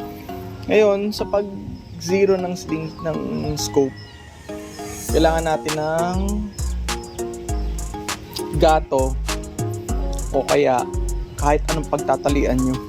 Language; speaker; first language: Filipino; native; Filipino